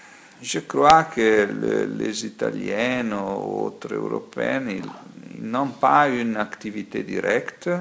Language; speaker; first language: French; non-native, fluent; Italian